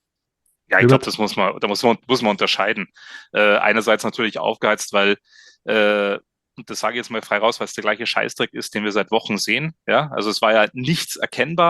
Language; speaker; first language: German; native; German